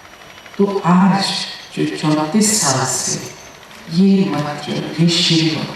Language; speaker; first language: Hindi; native; Hindi